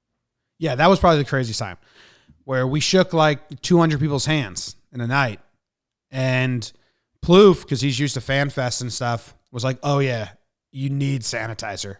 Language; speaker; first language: English; native; English